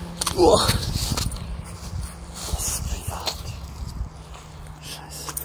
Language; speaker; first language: German; native; German